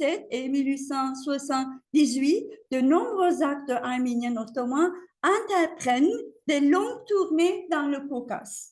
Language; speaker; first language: French; non-native, fluent; Turkish